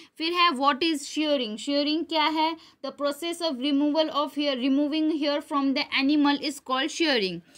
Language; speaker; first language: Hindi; non-native, local second language; Gujarati